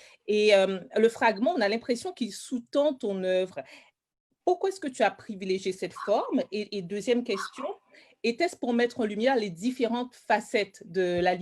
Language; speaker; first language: French; native; French